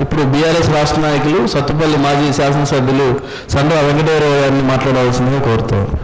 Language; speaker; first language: Telugu; native; Telugu